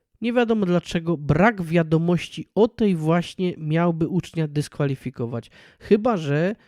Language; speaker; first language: Polish; native; Polish